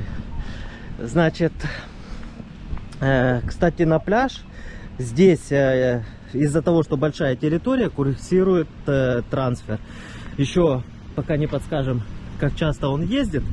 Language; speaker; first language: Russian; native; Russian